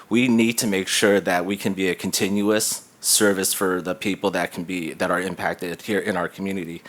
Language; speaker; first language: English; native; English